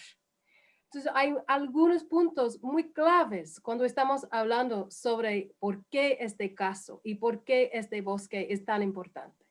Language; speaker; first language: Spanish; non-native, fluent; English